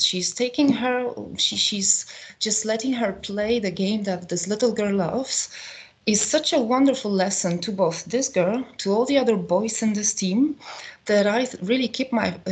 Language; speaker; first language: English; non-native, fluent; Polish